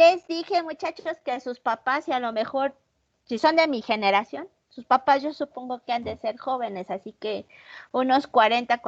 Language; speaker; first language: Spanish; native; Spanish